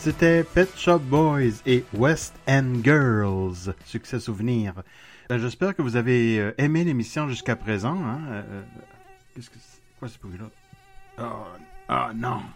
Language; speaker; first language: French; native; French